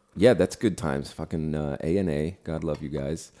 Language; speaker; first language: English; native; English